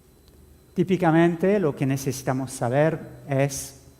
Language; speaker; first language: Spanish; non-native, fluent; French